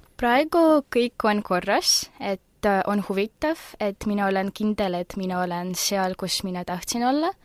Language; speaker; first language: Estonian; non-native, local second language; Russian